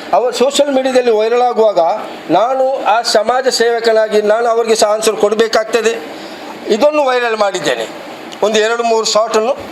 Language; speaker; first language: Kannada; non-native, local second language; Badaga